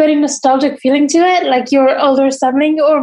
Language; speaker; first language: English; non-native, fluent; Arabic